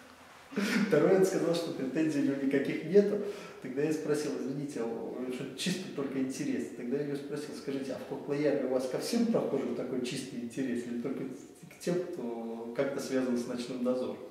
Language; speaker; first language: Russian; native; Russian